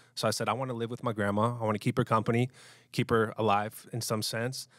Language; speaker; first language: English; native; English